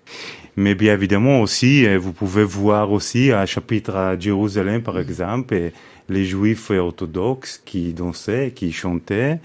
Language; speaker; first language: French; non-native, fluent; Hebrew